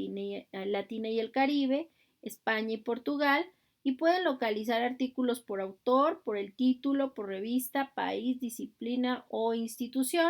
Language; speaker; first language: Spanish; native; Spanish